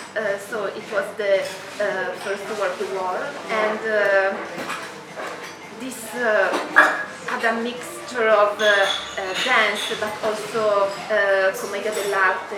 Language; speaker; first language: English; non-native, fluent; Italian